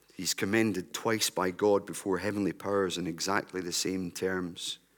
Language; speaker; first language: English; native; English